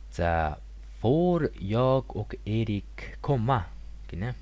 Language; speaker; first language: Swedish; non-native, fluent; Mongolian